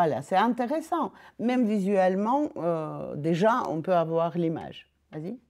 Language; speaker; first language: French; non-native, fluent; Russian